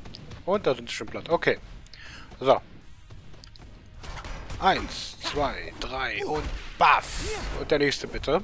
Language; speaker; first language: German; native; German